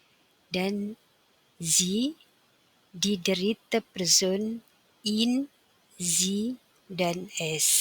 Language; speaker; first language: German; non-native, fluent; Indonesian